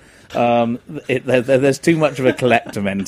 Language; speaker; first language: English; native; English